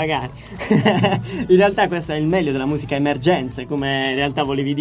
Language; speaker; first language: Italian; native; Italian